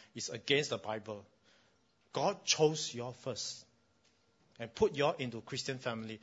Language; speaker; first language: English; non-native, local second language; Chinese